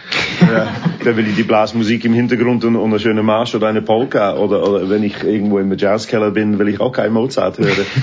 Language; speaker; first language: German; non-native, fluent; English